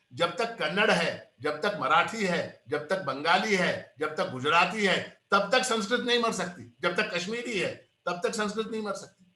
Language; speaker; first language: Hindi; non-native, local second language; Kannada